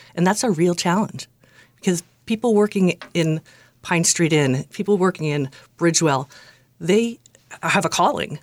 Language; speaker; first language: English; native; English